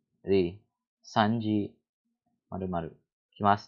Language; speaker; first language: Japanese; non-native, learner; English